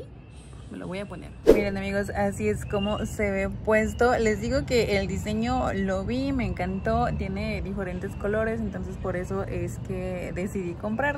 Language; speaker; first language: Spanish; native; Spanish